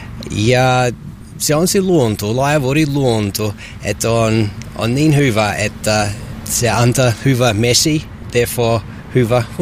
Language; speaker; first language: Finnish; non-native, learner; English